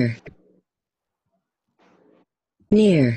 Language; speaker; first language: English; non-native, learner; Vietnamese